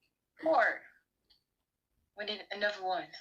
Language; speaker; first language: English; non-native, learner; French